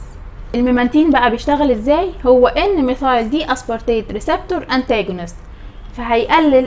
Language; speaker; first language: Arabic; native; Arabic